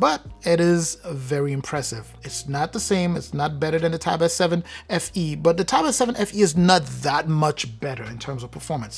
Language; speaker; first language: English; native; English